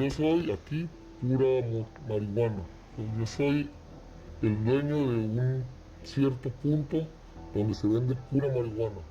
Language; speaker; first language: Spanish; native; Spanish